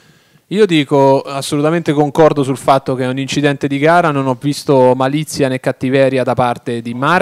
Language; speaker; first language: Italian; native; Italian